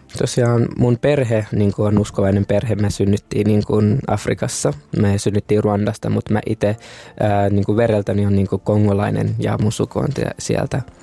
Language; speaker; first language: Finnish; early bilingual, other home language; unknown